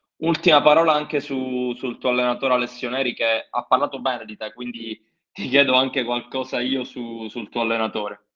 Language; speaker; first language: Italian; native; Italian